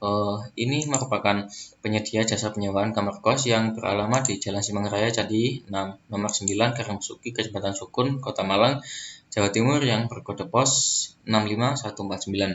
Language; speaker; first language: Indonesian; native; Indonesian